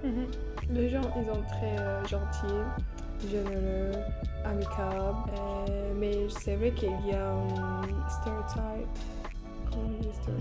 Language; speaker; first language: French; non-native, learner; Turkish